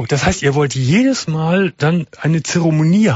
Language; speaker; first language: German; native; German